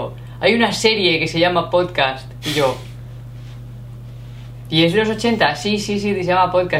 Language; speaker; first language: Spanish; native; Spanish